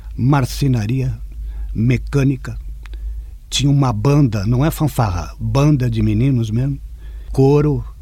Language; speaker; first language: Portuguese; native; Portuguese